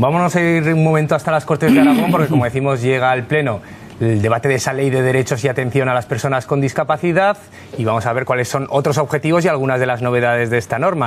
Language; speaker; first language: Spanish; native; Spanish